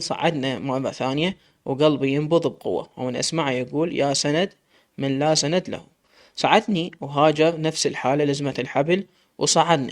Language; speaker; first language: Arabic; native; Arabic